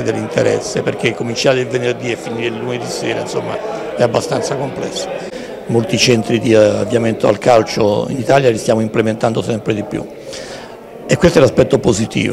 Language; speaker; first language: Italian; native; Italian